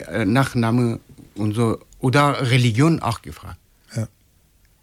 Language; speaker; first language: German; non-native, learner; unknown